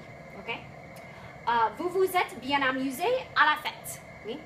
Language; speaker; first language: French; non-native, fluent; English